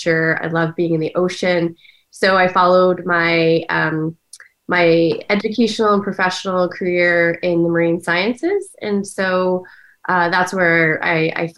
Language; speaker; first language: English; native; English